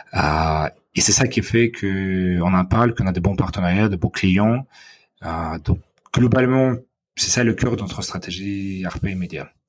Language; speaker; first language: French; non-native, fluent; Ukrainian